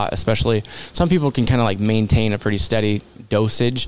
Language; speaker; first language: English; native; English